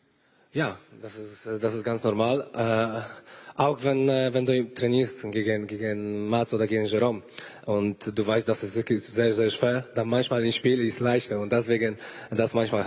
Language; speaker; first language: German; non-native, learner; Polish